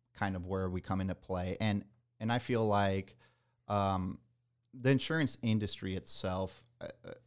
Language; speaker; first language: English; early bilingual, other home language; Spanish